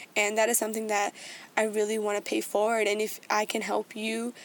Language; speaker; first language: English; native; English